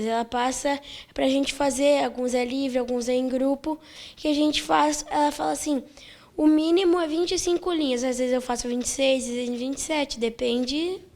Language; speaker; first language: Portuguese; native; Portuguese